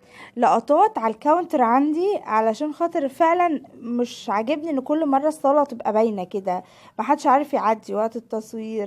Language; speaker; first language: Arabic; native; Arabic